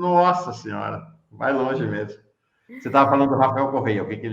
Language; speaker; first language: Portuguese; native; Portuguese